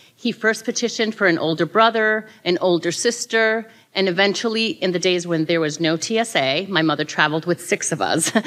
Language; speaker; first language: English; early bilingual, other home language; Spanish